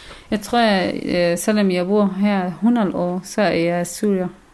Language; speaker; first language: Danish; non-native, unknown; Kurdish